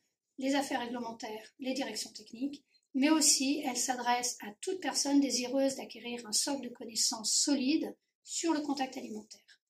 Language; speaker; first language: French; native; French